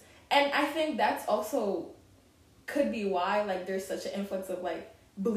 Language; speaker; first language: English; non-native, local second language; Akan